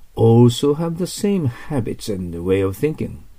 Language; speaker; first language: English; non-native, fluent; Japanese